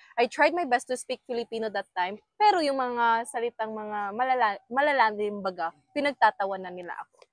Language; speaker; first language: Filipino; non-native, local second language; Cebuano